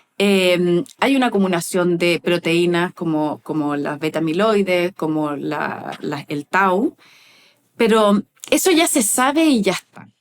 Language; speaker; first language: Spanish; native; Spanish